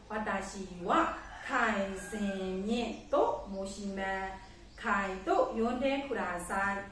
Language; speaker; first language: Japanese; non-native, learner; Burmese